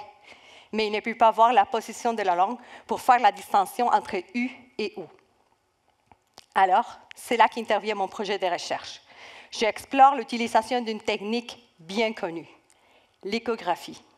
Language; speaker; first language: French; non-native, fluent; Spanish